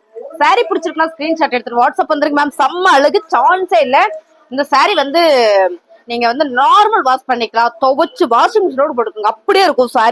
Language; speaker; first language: Tamil; native; Tamil